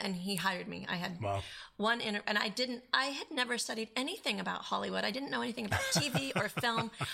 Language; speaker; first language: English; native; English